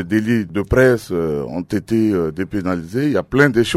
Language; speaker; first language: French; non-native, local second language; Sango